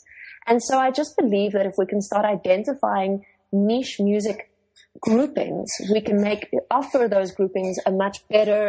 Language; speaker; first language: English; non-native, local second language; Afrikaans